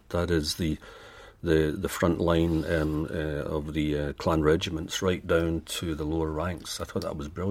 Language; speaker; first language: English; native; English